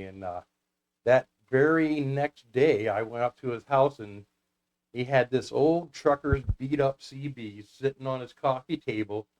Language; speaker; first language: English; native; English